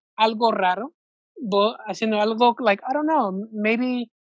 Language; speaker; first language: Spanish; early bilingual, heritage; Spanish